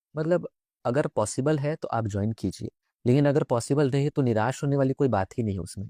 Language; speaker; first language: Hindi; native; Hindi